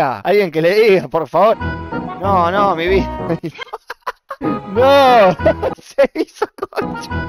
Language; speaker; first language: Spanish; native; Spanish